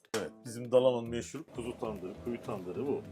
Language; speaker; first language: Turkish; native; Turkish